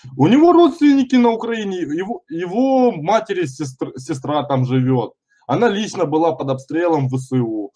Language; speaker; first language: Russian; native; Russian